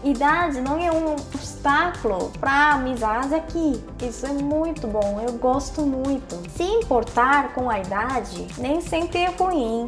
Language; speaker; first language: Portuguese; non-native, fluent; Korean